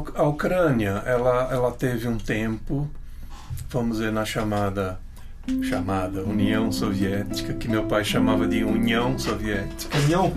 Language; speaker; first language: Portuguese; non-native, local second language; Ukrainian